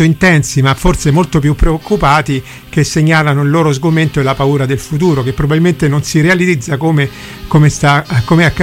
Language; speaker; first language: Italian; native; Italian